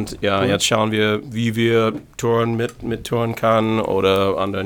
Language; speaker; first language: German; non-native, fluent; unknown